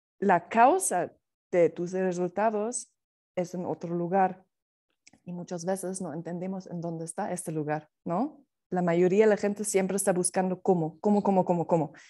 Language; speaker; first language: Spanish; non-native, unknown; German